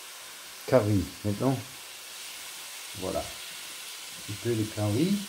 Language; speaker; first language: French; non-native, learner; German